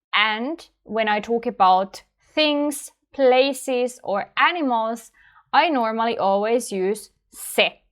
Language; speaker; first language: English; non-native, fluent; Finnish